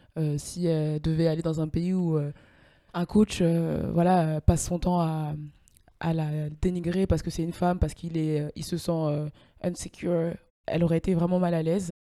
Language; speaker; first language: French; native; French